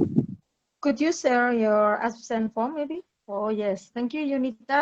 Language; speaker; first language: English; non-native, learner; Indonesian